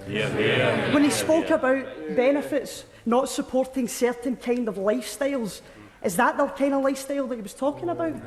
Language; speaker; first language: English; native; English